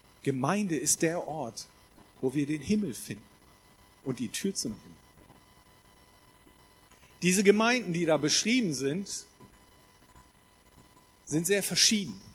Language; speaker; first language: German; native; German